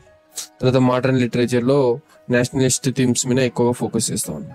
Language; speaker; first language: Telugu; native; Telugu